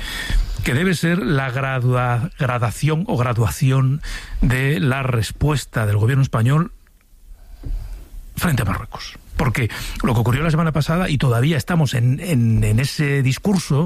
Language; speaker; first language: Spanish; native; Spanish